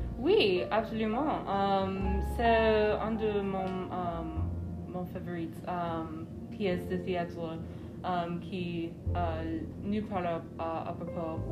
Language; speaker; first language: French; non-native, learner; English